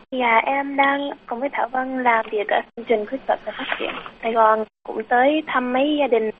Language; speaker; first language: Vietnamese; early bilingual, heritage; Vietnamese